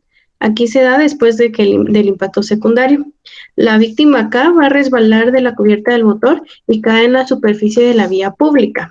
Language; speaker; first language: Spanish; native; Spanish